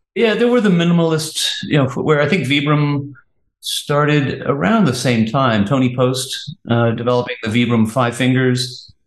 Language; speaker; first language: English; native; English